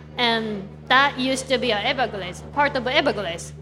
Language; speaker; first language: English; non-native, fluent; Japanese